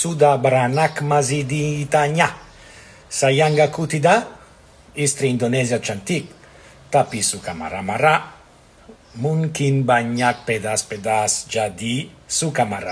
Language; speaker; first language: Indonesian; non-native, learner; Italian